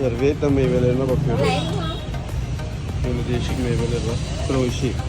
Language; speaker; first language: Turkish; native; Turkish